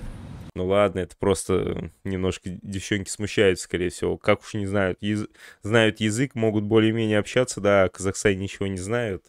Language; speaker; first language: Russian; native; Russian